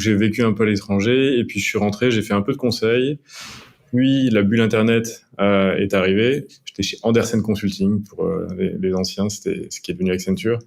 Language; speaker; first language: French; native; French